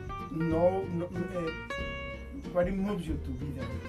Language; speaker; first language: English; non-native, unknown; Spanish